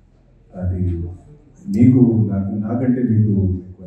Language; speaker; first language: Telugu; non-native, fluent; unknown